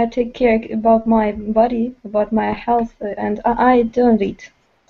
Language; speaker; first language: English; non-native, learner; Russian